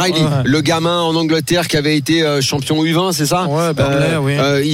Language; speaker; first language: French; native; French